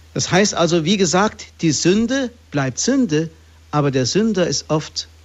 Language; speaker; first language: German; native; German